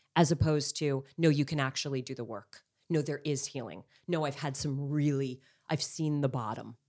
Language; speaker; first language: English; native; English